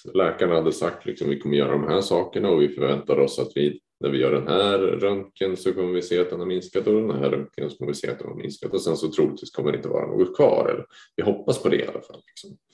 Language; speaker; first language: Swedish; native; Swedish